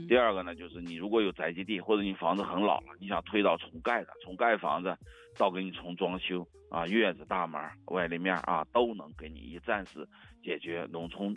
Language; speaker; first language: Chinese; native; Chinese